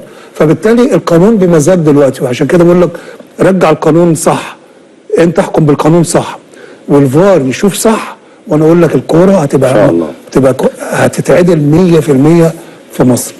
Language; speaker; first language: Arabic; native; Arabic